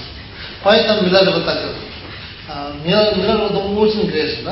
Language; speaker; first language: Russian; non-native, learner; Tibetan